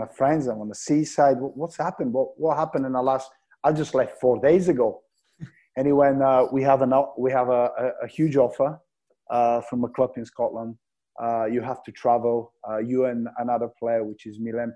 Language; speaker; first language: English; non-native, fluent; Bulgarian